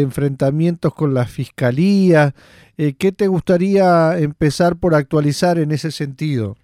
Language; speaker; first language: Spanish; native; Spanish